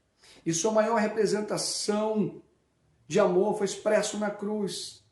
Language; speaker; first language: Portuguese; native; Portuguese